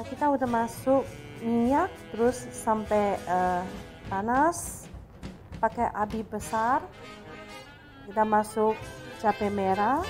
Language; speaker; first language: Indonesian; non-native, fluent; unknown